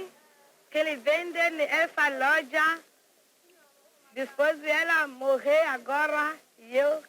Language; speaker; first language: Portuguese; early bilingual, heritage; Portuguese